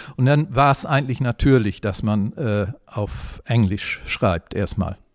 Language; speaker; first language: German; native; German